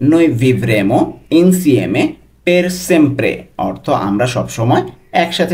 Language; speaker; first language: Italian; non-native, local second language; Bangla